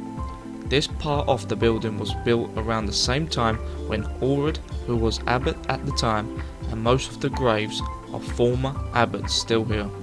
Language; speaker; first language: English; non-native, fluent; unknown